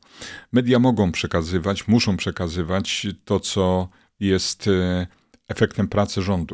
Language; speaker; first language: Polish; native; Polish